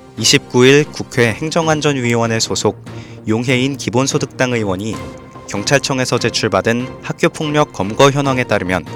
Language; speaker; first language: Korean; native; Korean